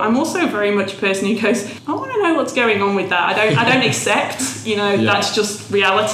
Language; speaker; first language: English; native; English